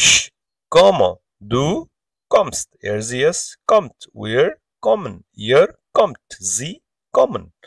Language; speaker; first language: German; non-native, learner; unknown